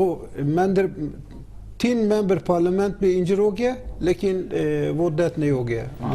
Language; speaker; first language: Hindi; non-native, learner; Turkish